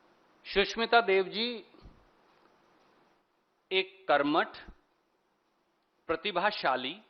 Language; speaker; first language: Hindi; native; Hindi